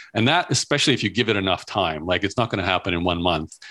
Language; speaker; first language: English; native; English